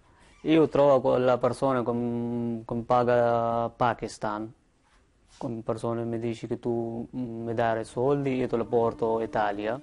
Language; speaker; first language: Italian; non-native, learner; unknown